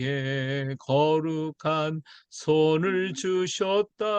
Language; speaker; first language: Korean; native; Korean